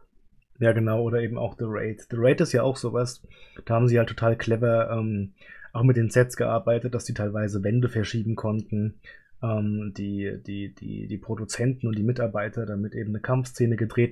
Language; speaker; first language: German; native; German